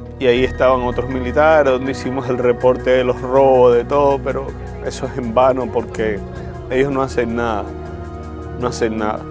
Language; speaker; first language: Spanish; native; Spanish